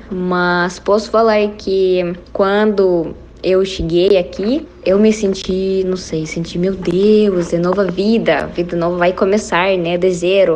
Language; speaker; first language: Portuguese; non-native, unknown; Russian